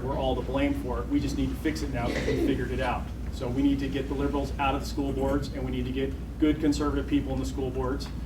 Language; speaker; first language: English; native; English